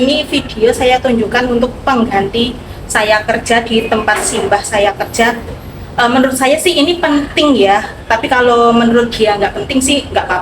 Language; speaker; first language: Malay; non-native, local second language; Javanese